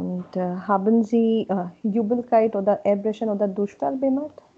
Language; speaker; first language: German; non-native, learner; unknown